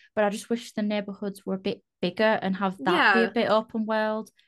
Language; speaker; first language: English; native; English